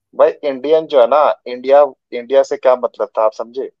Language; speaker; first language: Hindi; native; Hindi